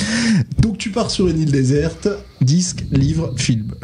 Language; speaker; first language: French; native; French